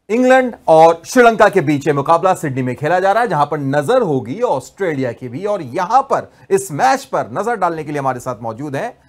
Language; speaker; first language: Hindi; native; Hindi